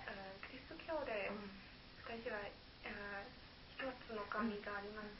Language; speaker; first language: Japanese; non-native, learner; German